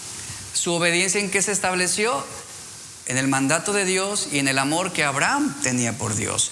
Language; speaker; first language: Spanish; native; Spanish